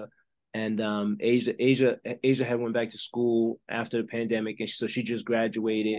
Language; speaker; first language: English; early bilingual, other home language; French